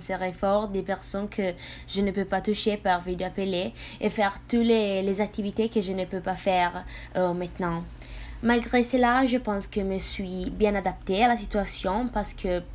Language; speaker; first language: French; non-native, fluent; Italian